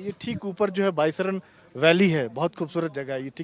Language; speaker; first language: Hindi; native; Hindi